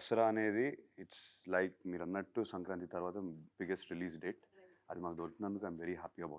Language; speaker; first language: Telugu; native; Telugu